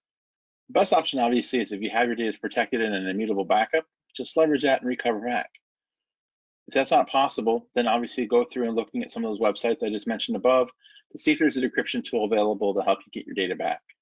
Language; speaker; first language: English; native; English